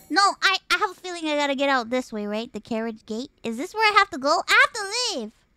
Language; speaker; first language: English; early bilingual, other home language; Spanish